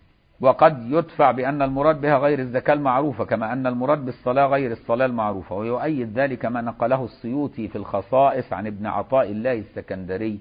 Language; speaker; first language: Arabic; native; Arabic